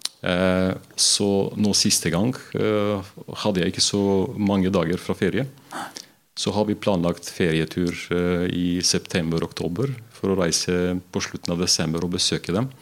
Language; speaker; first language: Norwegian; non-native, fluent; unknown